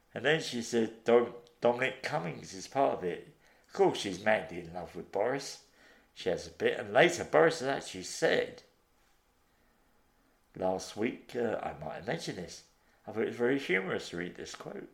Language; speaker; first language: English; native; English